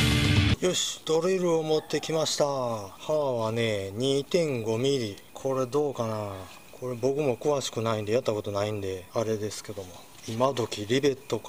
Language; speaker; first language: Japanese; native; Japanese